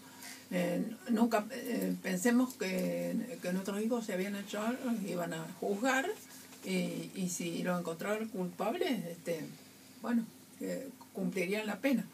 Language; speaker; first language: Spanish; native; Spanish